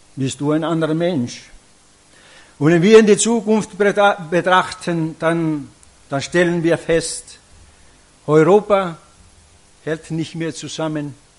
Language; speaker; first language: German; non-native, fluent; Italian